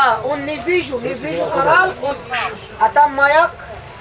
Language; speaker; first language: Russian; non-native, learner; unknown